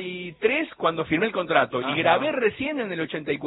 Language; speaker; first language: Spanish; native; Spanish